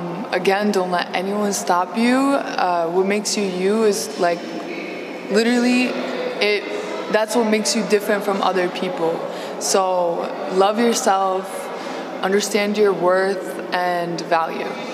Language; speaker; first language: English; early bilingual, other home language; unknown